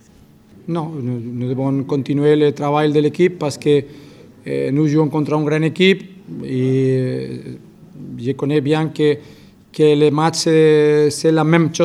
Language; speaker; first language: French; non-native, fluent; Spanish